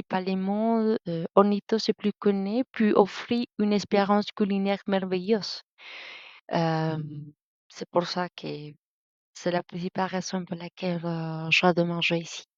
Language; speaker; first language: French; non-native, learner; Spanish